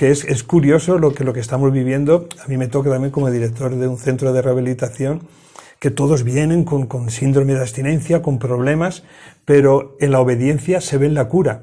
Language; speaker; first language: Spanish; native; Spanish